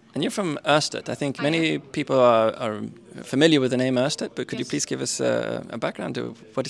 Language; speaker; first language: English; non-native, fluent; Swedish